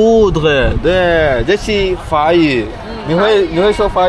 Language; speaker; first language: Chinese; non-native, learner; Rundi